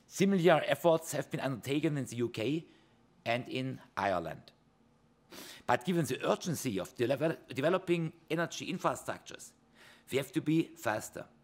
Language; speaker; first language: English; non-native, fluent; German